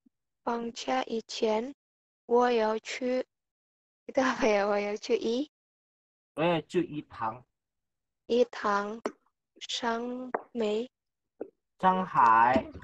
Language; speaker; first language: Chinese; non-native, learner; Indonesian